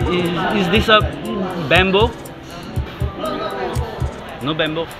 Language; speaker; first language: English; non-native, learner; Nepali